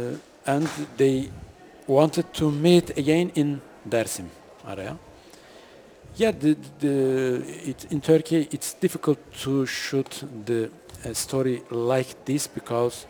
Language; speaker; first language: English; non-native, fluent; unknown